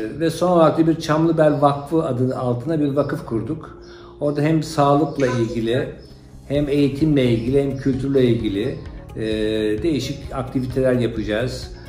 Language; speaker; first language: Turkish; native; Turkish